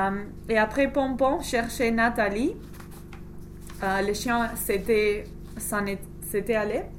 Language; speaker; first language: French; non-native, learner; English